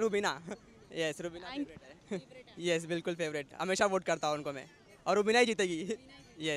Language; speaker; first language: Hindi; native; Hindi